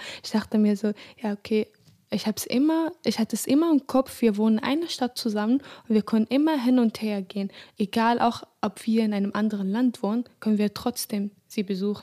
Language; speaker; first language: German; non-native, fluent; Arabic